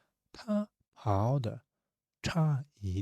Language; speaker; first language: Chinese; non-native, fluent; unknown